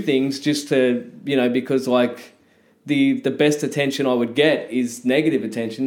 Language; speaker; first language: English; native; English